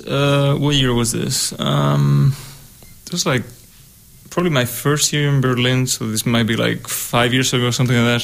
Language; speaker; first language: English; non-native, fluent; Spanish